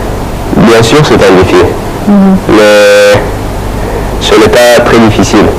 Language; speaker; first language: French; non-native, fluent; Arabic